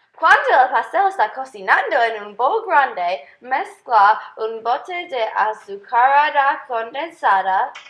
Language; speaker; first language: Spanish; non-native, learner; English